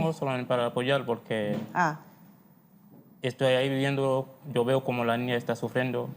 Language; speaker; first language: Spanish; non-native, learner; Haitian Creole